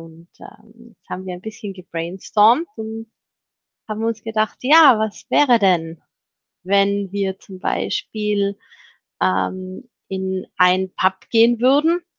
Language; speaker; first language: German; native; German